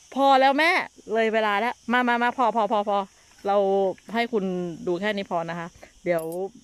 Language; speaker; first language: Thai; native; Thai